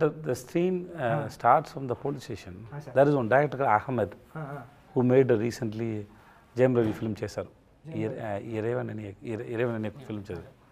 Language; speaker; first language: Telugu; non-native, learner; Tamil